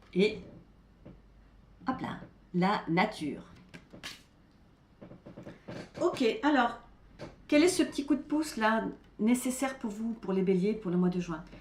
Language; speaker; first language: French; native; French